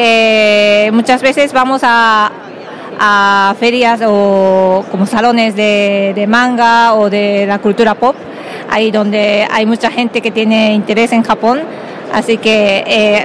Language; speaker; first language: Spanish; non-native, fluent; Japanese